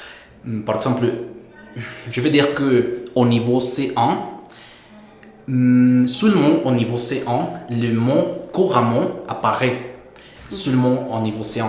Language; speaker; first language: French; non-native, fluent; Spanish